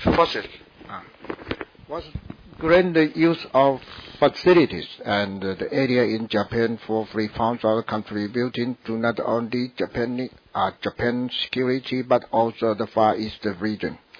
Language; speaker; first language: English; non-native, fluent; Min Nan Chinese